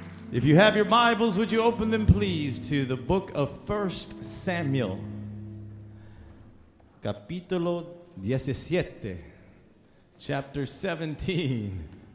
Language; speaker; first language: English; native; English